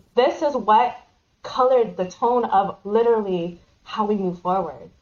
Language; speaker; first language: English; native; English